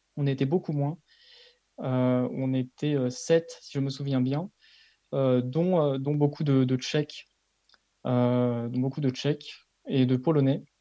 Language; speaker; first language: French; native; French